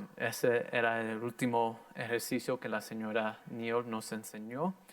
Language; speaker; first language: Spanish; early bilingual, heritage; Spanish